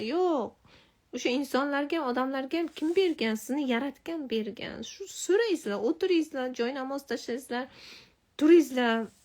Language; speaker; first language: Uzbek; non-native, local second language; Tajik